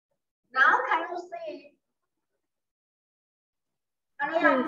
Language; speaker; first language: English; non-native, learner; Chinese